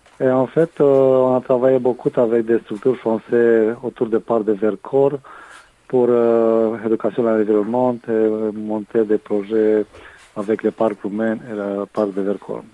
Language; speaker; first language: French; non-native, fluent; Romanian